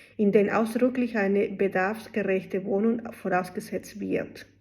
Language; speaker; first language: German; non-native, fluent; Spanish